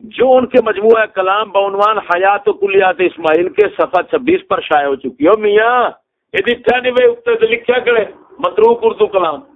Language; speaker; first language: Urdu; non-native, local second language; Punjabi